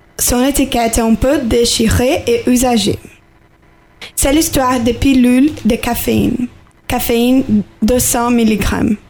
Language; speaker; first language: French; non-native, learner; Portuguese